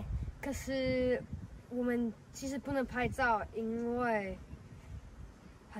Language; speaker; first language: Chinese; early bilingual, heritage; English